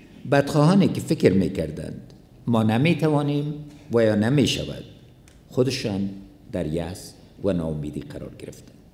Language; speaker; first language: Persian; non-native, local second language; Pashto